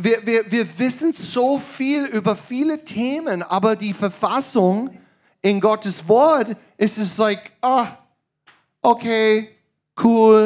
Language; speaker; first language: German; non-native, learner; English